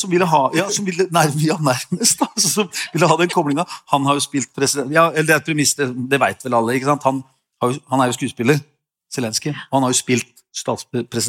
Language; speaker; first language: Norwegian; native; Norwegian